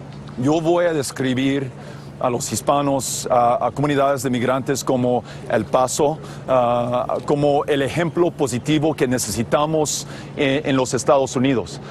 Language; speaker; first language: Spanish; non-native, fluent; English